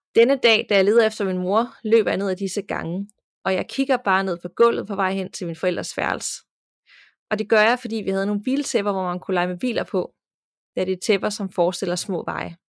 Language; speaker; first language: Danish; native; Danish